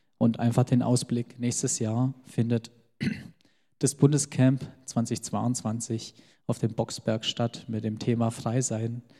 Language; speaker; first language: German; early bilingual, other home language; Albanian